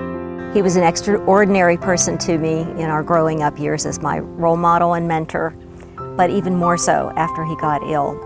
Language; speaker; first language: English; native; English